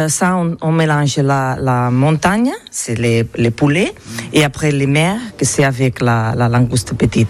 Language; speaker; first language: French; non-native, learner; Catalan